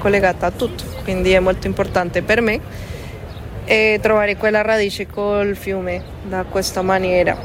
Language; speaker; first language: Italian; non-native, fluent; Spanish